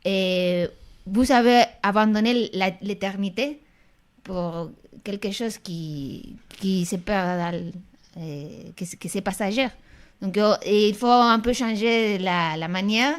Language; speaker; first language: French; non-native, fluent; Spanish